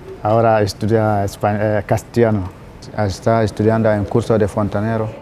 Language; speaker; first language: Spanish; non-native, learner; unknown